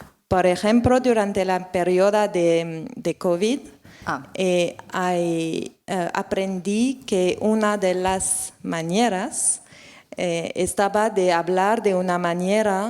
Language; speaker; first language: Spanish; non-native, learner; French